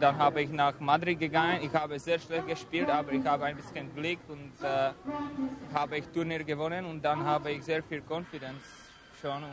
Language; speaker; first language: German; non-native, learner; Czech